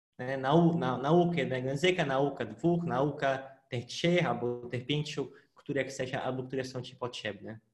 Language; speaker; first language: Polish; non-native, fluent; Portuguese